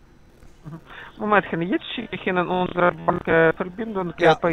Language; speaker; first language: German; non-native, fluent; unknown